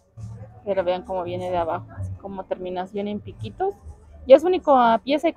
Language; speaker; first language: Spanish; native; Spanish